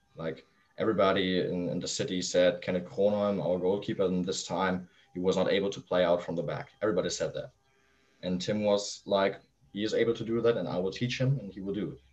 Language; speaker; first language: English; non-native, fluent; German